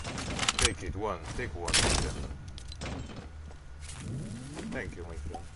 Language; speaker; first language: English; non-native, learner; French